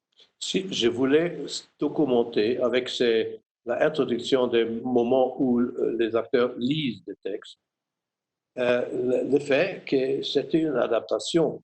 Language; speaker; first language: French; non-native, fluent; German